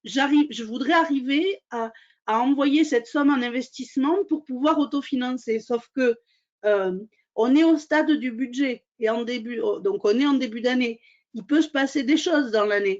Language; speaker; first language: French; native; French